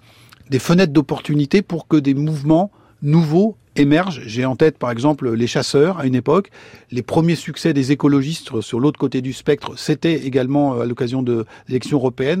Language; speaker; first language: French; native; French